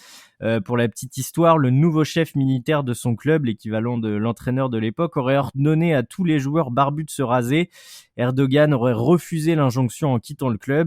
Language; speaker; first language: French; native; French